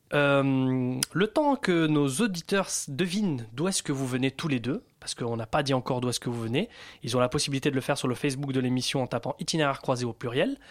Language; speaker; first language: French; native; French